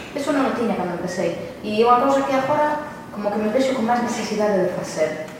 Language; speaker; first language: Galician; native; Galician